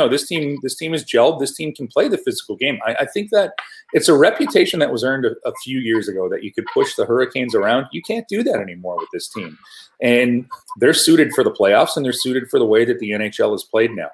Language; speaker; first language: English; native; English